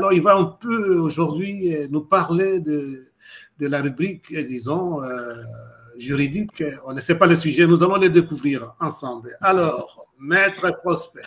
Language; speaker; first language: French; non-native, local second language; Lingala